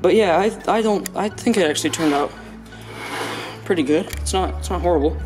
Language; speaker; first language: English; native; English